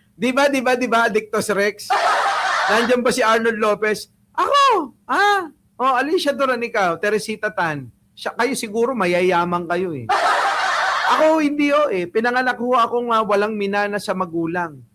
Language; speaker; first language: Filipino; native; Filipino